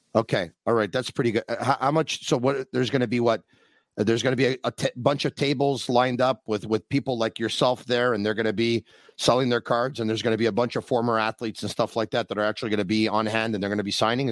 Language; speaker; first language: English; native; English